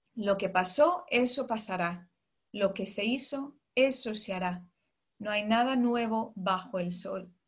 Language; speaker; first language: Spanish; early bilingual, heritage; Spanish